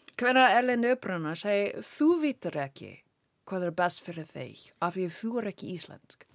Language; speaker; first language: Icelandic; non-native, learner; English